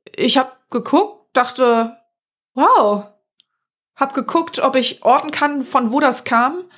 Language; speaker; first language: German; native; German